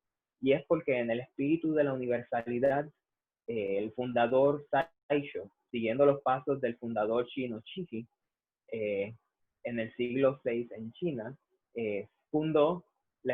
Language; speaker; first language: Spanish; native; Spanish